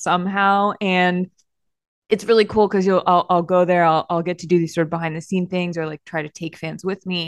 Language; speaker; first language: English; native; English